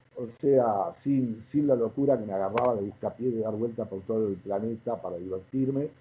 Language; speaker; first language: Spanish; native; Spanish